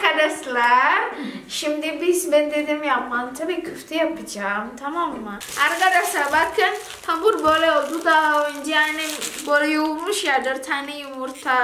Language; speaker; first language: Turkish; non-native, learner; Indonesian